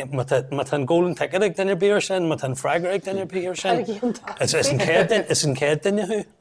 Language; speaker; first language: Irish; non-native, local second language; English